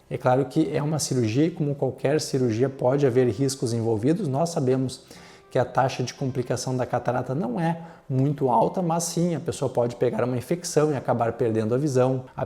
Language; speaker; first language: Portuguese; native; Portuguese